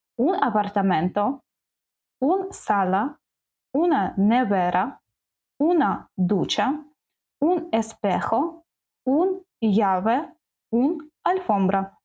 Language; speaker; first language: Spanish; non-native, learner; Ukrainian